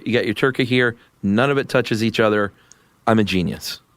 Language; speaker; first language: English; native; English